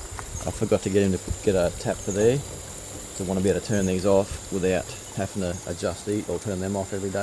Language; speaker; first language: English; native; English